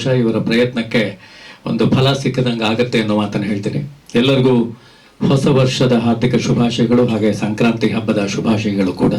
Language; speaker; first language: Kannada; native; Kannada